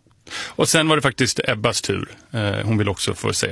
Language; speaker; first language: Swedish; native; Swedish